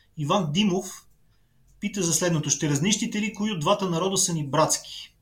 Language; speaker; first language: Bulgarian; native; Bulgarian